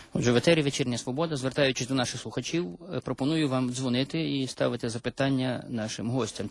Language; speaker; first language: Ukrainian; native; Ukrainian